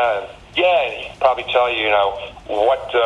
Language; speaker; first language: English; native; English